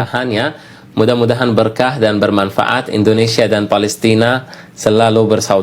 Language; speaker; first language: Indonesian; non-native, fluent; Arabic